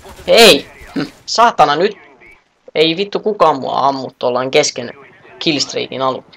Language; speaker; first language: Finnish; native; Finnish